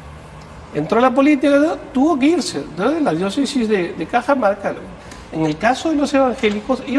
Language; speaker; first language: Spanish; native; Spanish